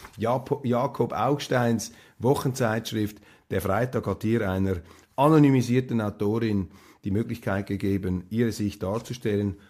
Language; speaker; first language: German; native; German